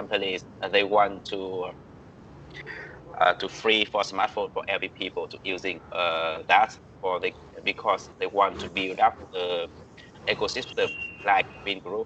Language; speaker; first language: English; non-native, learner; Vietnamese